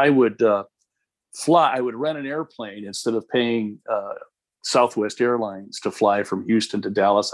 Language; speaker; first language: English; native; English